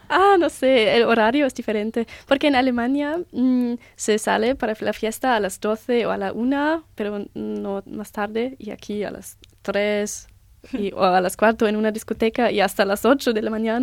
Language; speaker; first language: Spanish; non-native, learner; German